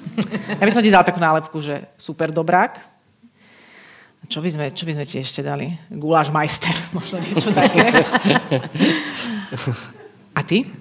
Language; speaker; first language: Slovak; native; Slovak